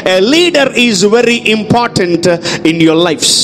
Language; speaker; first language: English; non-native, local second language; Telugu